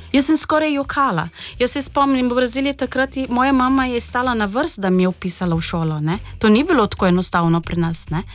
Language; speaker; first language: Slovenian; non-native, fluent; Portuguese